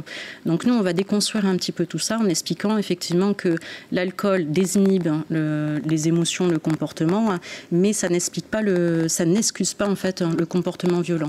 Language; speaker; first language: French; native; French